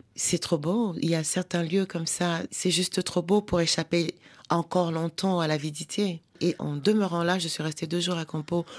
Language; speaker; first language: French; native; French